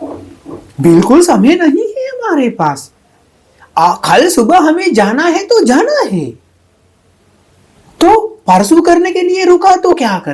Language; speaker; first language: Hindi; non-native, fluent; Sinhala